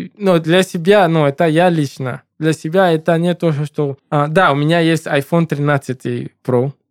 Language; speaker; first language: Russian; non-native, fluent; English